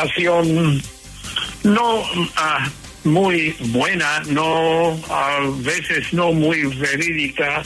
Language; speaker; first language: Spanish; non-native, fluent; English